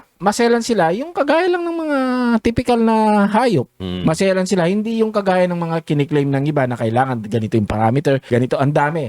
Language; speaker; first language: Filipino; native; Filipino